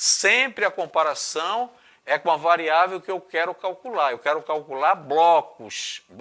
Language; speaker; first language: Portuguese; native; Portuguese